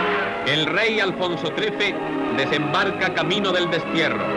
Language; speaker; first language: Spanish; native; Spanish